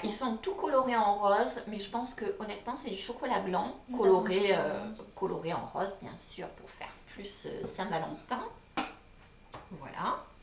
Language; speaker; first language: French; native; French